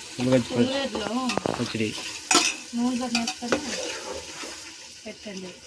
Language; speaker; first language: Telugu; native; Telugu